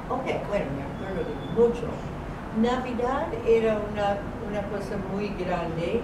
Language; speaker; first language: Spanish; non-native, fluent; English